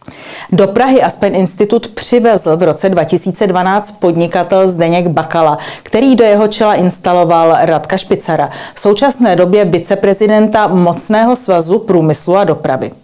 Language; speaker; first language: Czech; native; Czech